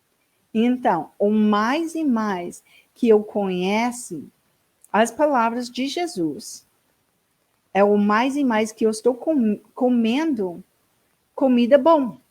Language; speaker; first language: Portuguese; non-native, learner; English